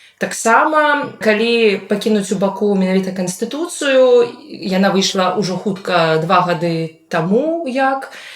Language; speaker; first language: Belarusian; non-native, local second language; Russian